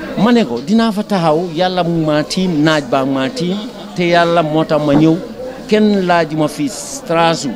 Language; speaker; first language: Wolof; non-native, local second language; Fula